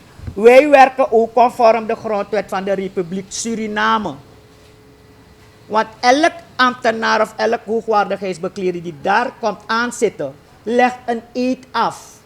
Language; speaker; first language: Dutch; native; Dutch